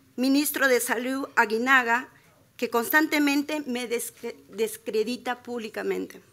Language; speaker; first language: Spanish; native; Spanish